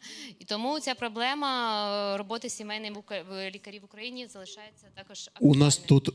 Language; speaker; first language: Ukrainian; native; Ukrainian